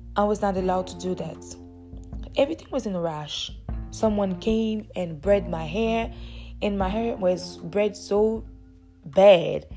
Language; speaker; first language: English; early bilingual, other home language; Lingala